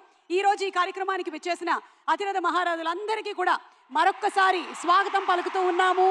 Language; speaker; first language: Telugu; native; Telugu